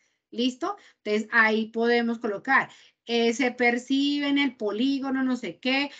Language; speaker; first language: Spanish; native; Spanish